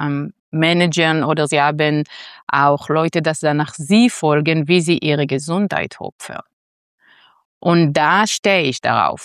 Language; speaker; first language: German; non-native, fluent; Hebrew